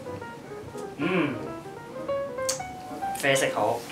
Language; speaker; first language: Japanese; non-native, learner; Cantonese